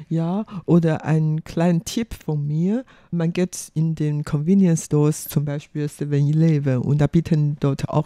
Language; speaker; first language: German; non-native, fluent; Chinese